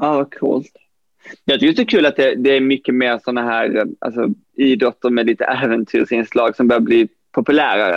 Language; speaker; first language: Swedish; native; Swedish